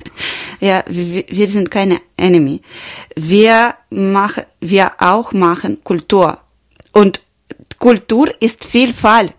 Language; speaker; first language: German; non-native, learner; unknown